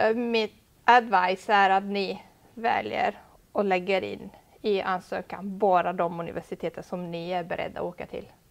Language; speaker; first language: Swedish; non-native, fluent; Italian